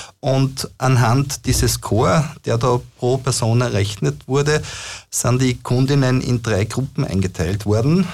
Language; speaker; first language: German; native; German